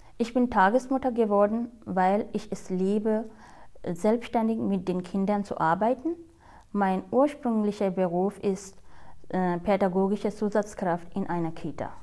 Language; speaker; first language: German; non-native, fluent; Urdu